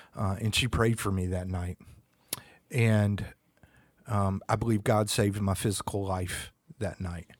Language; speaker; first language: English; native; English